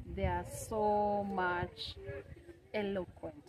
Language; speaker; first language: English; non-native, local second language; Kalenjin